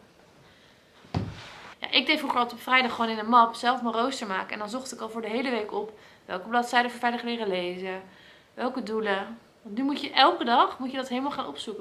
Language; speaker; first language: Dutch; native; Dutch